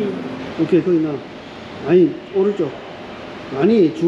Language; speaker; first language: Korean; native; Korean